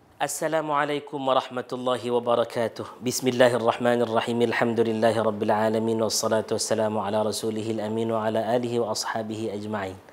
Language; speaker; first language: Malay; native; Malay